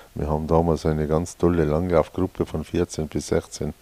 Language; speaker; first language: German; native; German